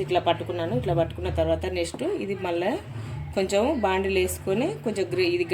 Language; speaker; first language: Telugu; native; Telugu